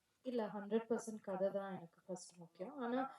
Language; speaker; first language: Tamil; non-native, local second language; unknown